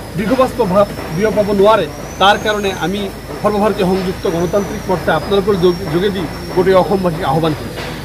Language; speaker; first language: Assamese; non-native, local second language; Bangla